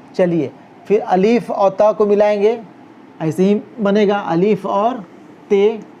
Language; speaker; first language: Hindi; native; Hindi